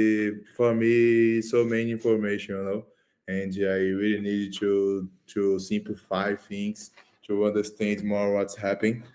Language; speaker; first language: English; non-native, learner; Portuguese